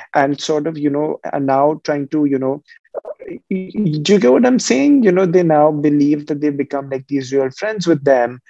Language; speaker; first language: English; non-native, local second language; Hindi